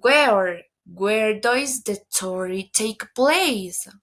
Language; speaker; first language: English; non-native, learner; Spanish